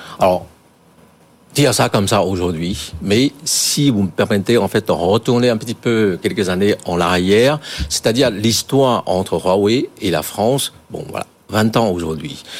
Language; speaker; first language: French; non-native, fluent; Chinese